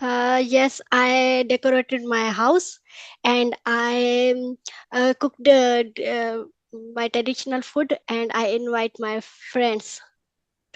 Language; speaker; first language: English; non-native, learner; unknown